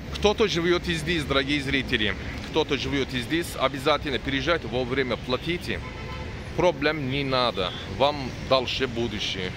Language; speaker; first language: Russian; non-native, learner; Turkish